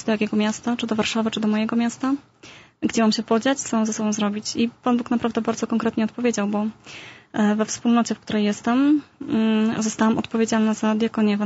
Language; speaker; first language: Polish; native; Polish